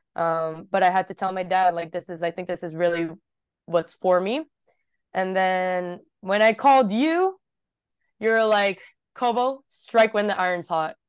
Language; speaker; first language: English; early bilingual, other home language; Japanese